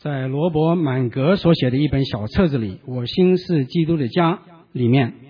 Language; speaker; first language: Chinese; native; Chinese